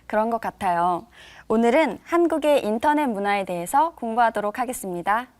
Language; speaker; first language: Korean; native; Korean